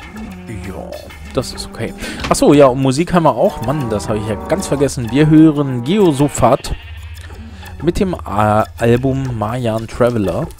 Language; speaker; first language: German; native; German